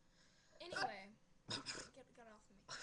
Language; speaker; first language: English; native; English